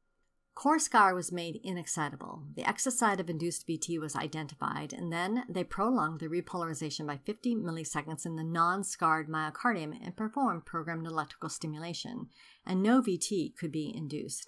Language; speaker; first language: English; native; English